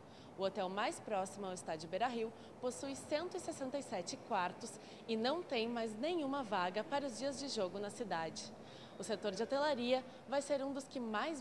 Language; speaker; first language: Portuguese; native; Portuguese